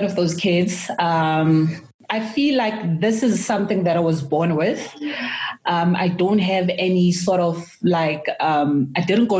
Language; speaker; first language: English; non-native, local second language; Zulu